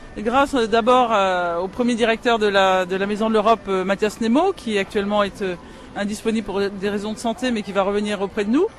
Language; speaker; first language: French; native; French